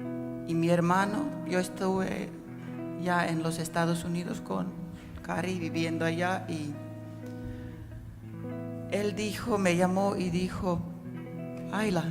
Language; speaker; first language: Spanish; non-native, fluent; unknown